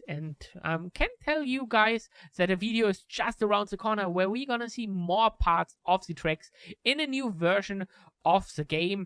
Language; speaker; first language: English; non-native, fluent; German